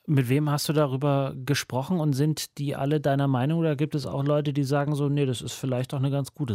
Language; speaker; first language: German; native; German